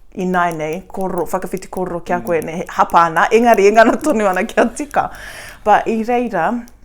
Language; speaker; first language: Māori; non-native, local second language; English